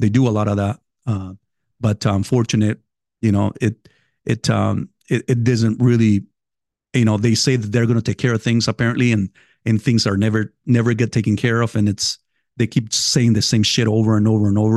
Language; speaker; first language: English; non-native, fluent; Spanish